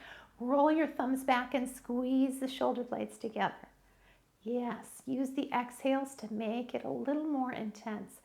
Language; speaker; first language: English; native; English